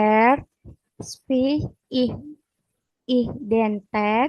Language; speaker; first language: German; non-native, learner; Indonesian